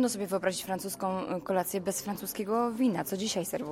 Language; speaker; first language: Polish; native; Polish